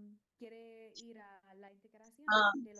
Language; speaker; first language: Spanish; non-native, learner; English